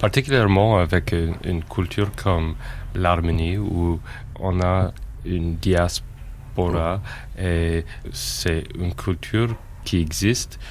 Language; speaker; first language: French; non-native, fluent; English